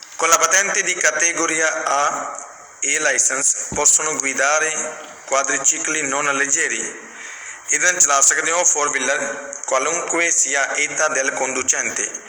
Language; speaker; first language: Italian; non-native, fluent; Punjabi